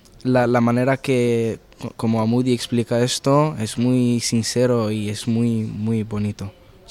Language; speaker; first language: Spanish; early bilingual, heritage; Arabic